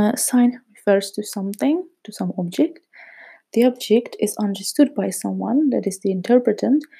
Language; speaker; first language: English; non-native, fluent; Czech